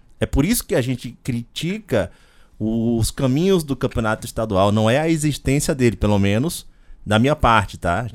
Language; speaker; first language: Portuguese; native; Portuguese